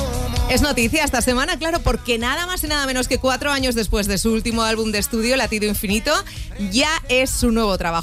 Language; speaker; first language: Spanish; native; Spanish